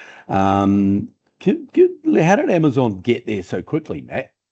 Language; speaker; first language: English; native; English